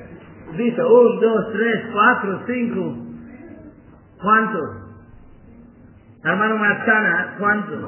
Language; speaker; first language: Spanish; non-native, learner; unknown